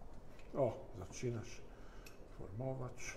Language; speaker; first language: Polish; non-native, fluent; Italian